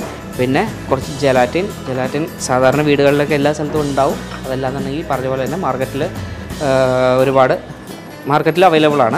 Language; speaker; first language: Malayalam; native; Malayalam